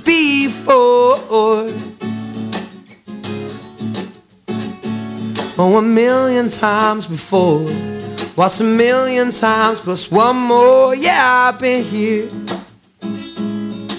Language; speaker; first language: English; native; English